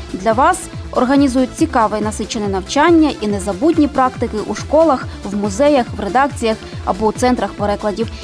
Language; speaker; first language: Ukrainian; native; Ukrainian